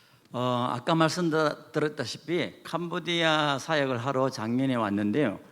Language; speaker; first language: Korean; native; Korean